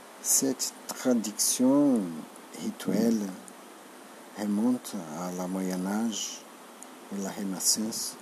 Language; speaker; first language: French; non-native, learner; Portuguese